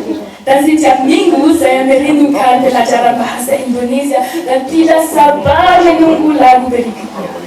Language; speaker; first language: Indonesian; non-native, learner; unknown